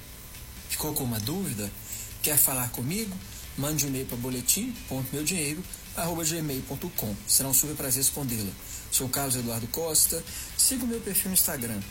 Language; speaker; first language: Portuguese; native; Portuguese